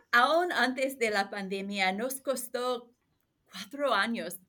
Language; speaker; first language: Spanish; non-native, learner; English